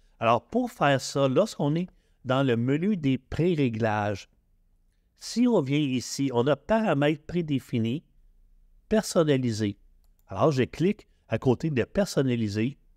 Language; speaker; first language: French; native; French